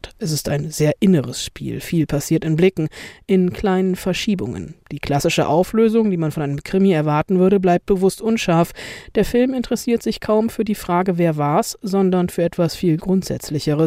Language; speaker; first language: German; native; German